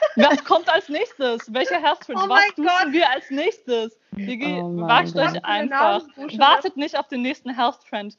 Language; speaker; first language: German; early bilingual, other home language; Persian